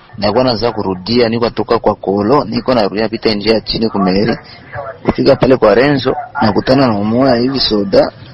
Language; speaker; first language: Swahili; native; Swahili